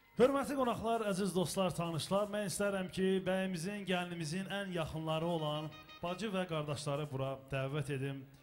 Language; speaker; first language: Azerbaijani; non-native, local second language; Avaric